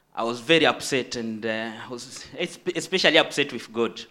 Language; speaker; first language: English; non-native, fluent; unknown